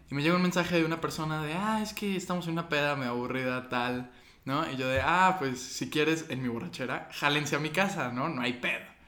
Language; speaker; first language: Spanish; native; Spanish